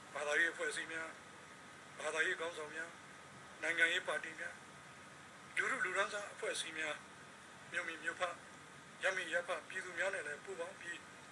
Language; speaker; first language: Burmese; native; Burmese